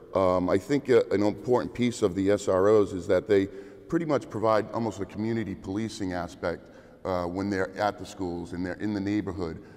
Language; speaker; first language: English; native; English